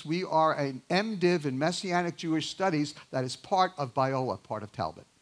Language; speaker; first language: English; native; English